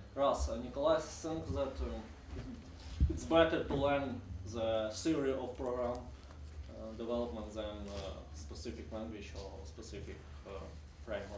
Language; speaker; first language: English; non-native, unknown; Ukrainian